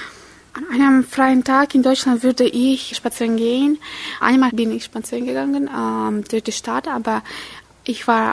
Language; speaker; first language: German; non-native, learner; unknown